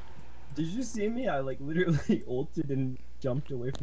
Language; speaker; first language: English; native; English